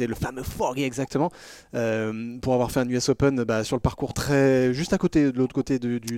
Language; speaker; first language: French; native; French